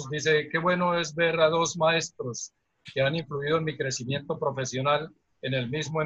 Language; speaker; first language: Spanish; native; Spanish